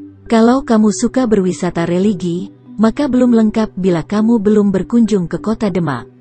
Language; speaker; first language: Indonesian; native; Indonesian